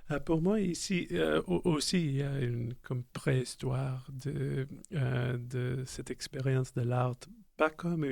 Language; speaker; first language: French; non-native, local second language; English